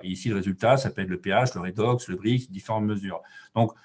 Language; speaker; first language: French; native; French